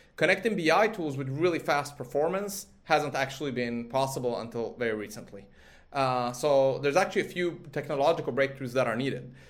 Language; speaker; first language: English; early bilingual, other home language; Swedish